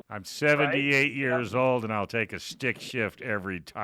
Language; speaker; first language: English; native; English